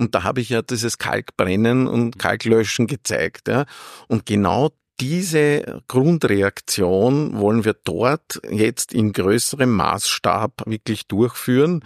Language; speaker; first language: German; native; German